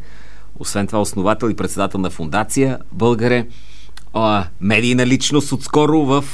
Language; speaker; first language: Bulgarian; native; Bulgarian